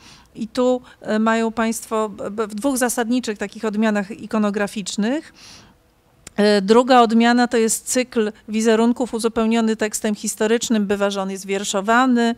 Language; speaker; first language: Polish; native; Polish